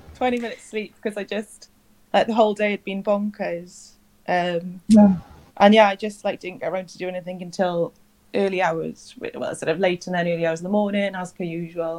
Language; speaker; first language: English; native; English